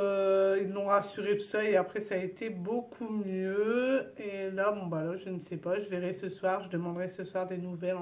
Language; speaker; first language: French; native; French